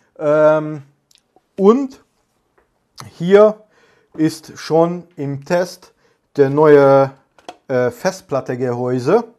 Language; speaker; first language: German; non-native, fluent; Hungarian